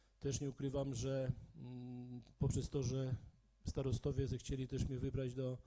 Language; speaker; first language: Polish; native; Polish